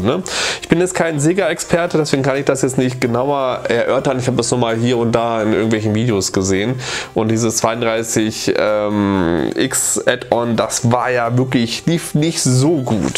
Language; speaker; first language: German; native; German